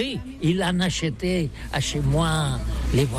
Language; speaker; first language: French; non-native, learner; Catalan